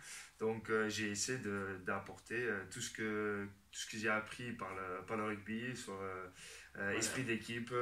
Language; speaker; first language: French; non-native, fluent; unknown